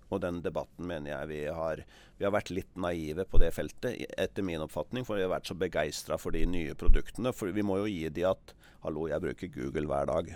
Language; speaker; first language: Norwegian; native; Norwegian